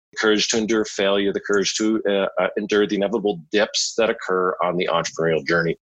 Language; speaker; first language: English; native; English